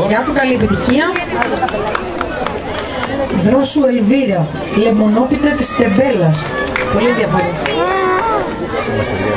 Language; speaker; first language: Greek; native; Greek